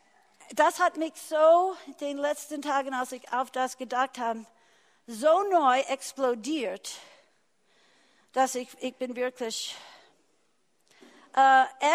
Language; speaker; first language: German; non-native, fluent; English